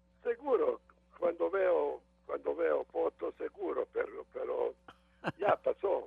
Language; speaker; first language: Spanish; non-native, learner; Serbian